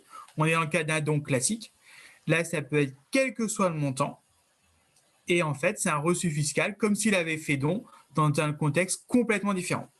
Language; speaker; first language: French; native; French